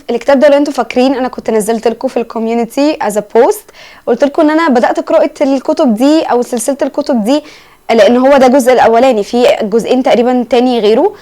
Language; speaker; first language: Egyptian Arabic; native; Egyptian Arabic